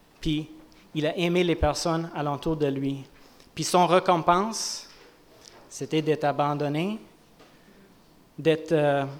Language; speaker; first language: French; native; French